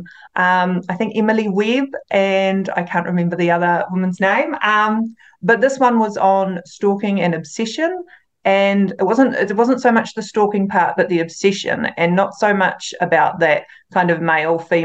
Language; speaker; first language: English; native; English